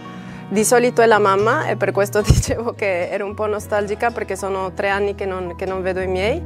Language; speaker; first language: Italian; non-native, fluent; Spanish